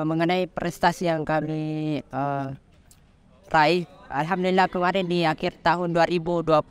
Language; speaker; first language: Indonesian; native; Indonesian